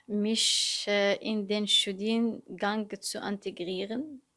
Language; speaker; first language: German; non-native, learner; Arabic